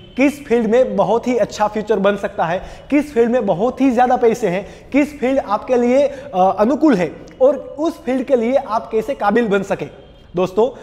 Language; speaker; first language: Hindi; non-native, local second language; Gujarati